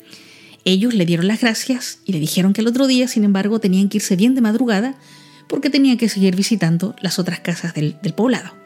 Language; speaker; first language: Spanish; native; Spanish